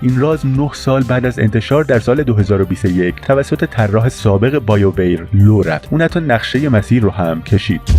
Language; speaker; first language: Persian; native; Persian